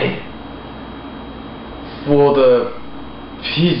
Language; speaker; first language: Chinese; non-native, learner; English